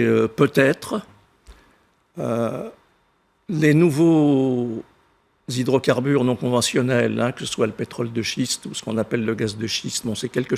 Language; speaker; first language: French; native; French